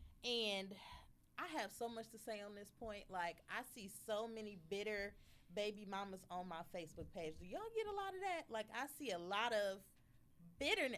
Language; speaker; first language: English; native; English